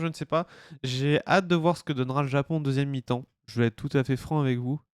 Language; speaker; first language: French; native; French